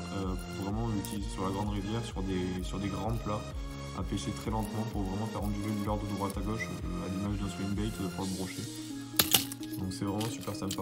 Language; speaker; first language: French; native; French